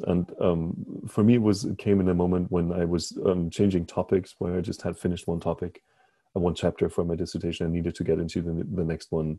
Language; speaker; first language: English; non-native, fluent; German